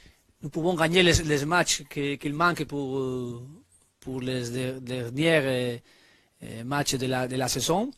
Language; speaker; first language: French; non-native, learner; Spanish